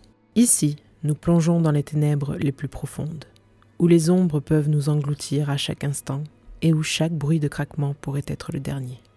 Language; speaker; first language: French; native; French